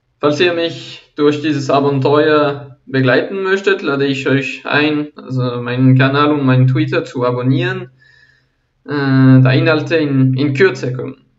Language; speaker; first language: German; non-native, local second language; French